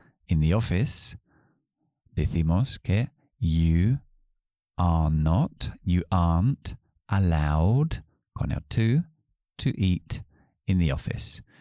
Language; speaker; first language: English; native; English